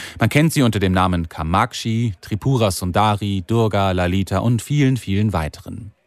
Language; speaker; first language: German; native; German